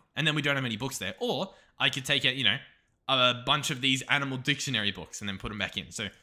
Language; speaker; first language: English; native; English